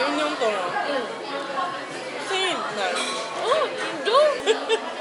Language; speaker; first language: Korean; non-native, learner; Japanese